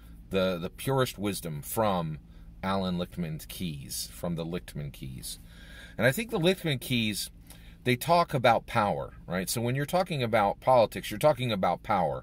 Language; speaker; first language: English; native; English